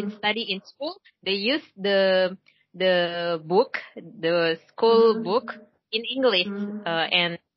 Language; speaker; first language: English; non-native, learner; Indonesian